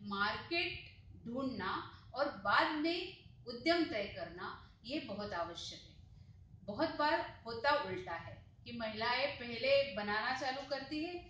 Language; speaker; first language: Hindi; non-native, local second language; Marathi